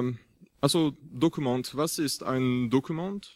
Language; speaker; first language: German; non-native, fluent; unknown